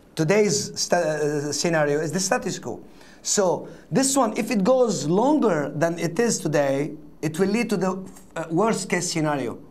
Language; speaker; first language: English; non-native, fluent; Arabic